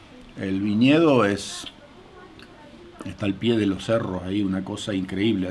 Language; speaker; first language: Spanish; native; Spanish